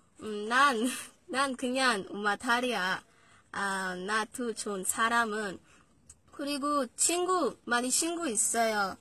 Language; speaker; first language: Korean; non-native, learner; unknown